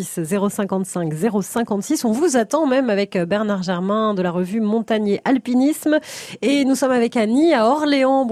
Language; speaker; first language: French; native; French